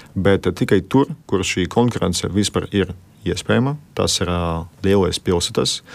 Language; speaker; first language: Latvian; non-native, local second language; Russian